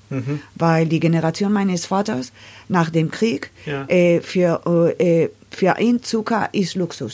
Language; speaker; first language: German; non-native, learner; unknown